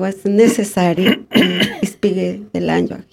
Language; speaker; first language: English; non-native, learner; Spanish